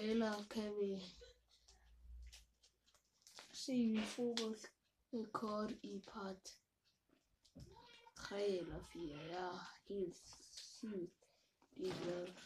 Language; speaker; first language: Danish; early bilingual, other home language; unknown